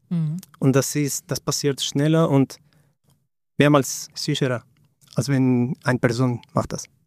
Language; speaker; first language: German; non-native, fluent; Greek